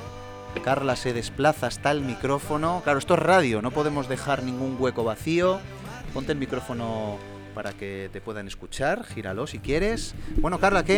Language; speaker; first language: Spanish; native; Spanish